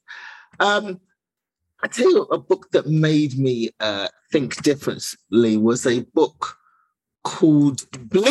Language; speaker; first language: English; native; English